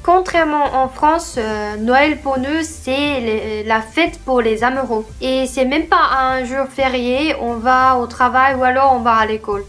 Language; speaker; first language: French; non-native, fluent; Japanese